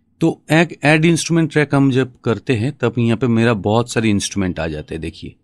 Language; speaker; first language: Hindi; non-native, local second language; Bangla